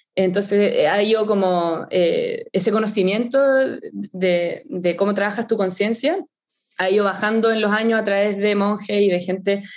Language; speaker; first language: Spanish; native; Spanish